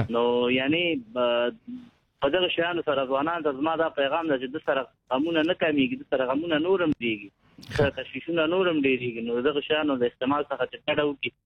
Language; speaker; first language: Pashto; native; Pashto